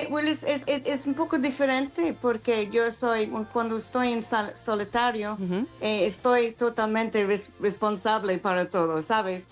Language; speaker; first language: Spanish; non-native, fluent; English